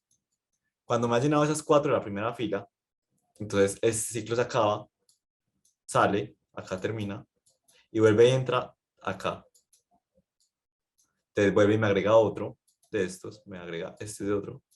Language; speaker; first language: Spanish; native; Spanish